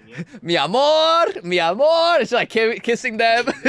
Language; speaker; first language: English; native; English